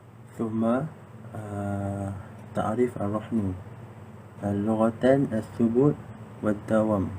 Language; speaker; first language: Arabic; non-native, learner; Malay